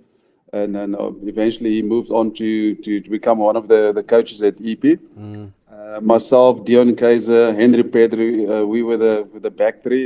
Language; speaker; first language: English; non-native, local second language; Afrikaans